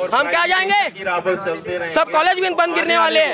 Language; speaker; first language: Hindi; non-native, local second language; Marathi